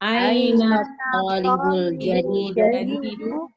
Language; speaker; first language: Arabic; non-native, learner; Indonesian